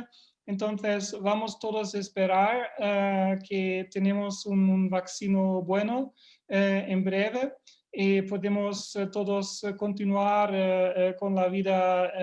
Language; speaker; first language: Spanish; non-native, fluent; German